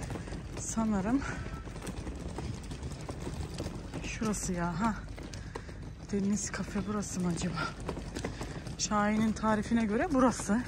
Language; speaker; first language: Turkish; early bilingual, heritage; Turkish